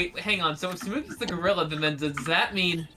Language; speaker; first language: English; native; English